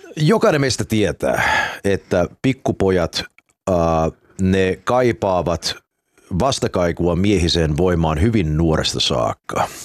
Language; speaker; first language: Finnish; early bilingual, heritage; Finnish